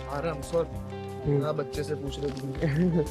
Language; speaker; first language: Hindi; native; Hindi